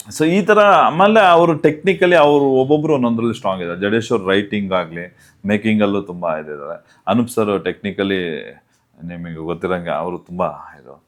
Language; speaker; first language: Kannada; non-native, local second language; Tulu